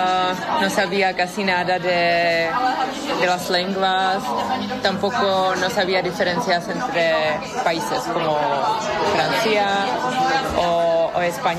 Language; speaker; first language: Spanish; non-native, fluent; Czech